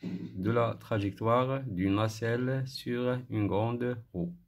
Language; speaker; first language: French; non-native, local second language; Arabic